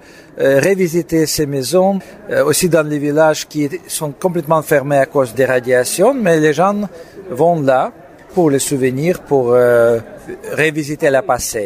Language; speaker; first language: French; non-native, fluent; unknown